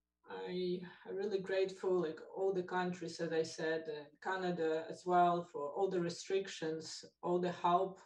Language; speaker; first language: English; non-native, fluent; Ukrainian